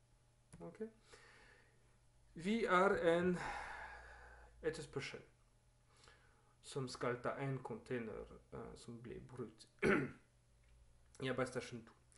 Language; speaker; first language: Norwegian; non-native, learner; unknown